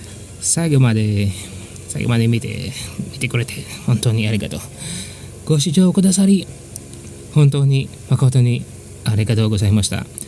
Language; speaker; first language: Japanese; non-native, fluent; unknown